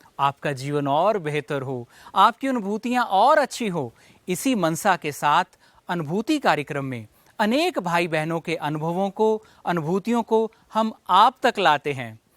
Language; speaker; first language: Hindi; native; Hindi